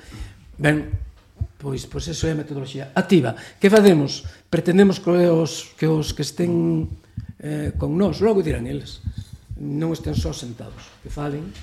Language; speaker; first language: Galician; native; Galician